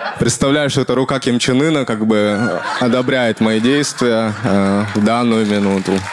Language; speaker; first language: Russian; native; Russian